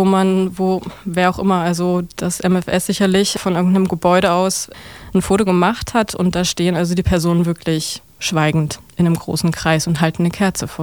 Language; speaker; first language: German; native; German